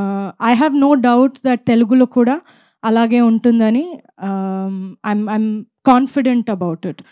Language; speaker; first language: Telugu; non-native, fluent; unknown